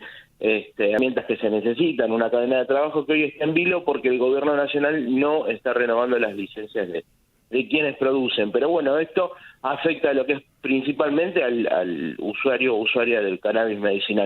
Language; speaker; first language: Spanish; native; Spanish